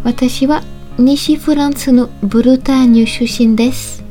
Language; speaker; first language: Japanese; non-native, learner; French